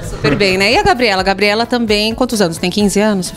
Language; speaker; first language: Portuguese; native; Portuguese